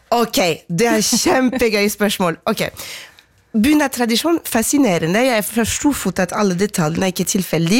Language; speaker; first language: Norwegian; non-native, fluent; French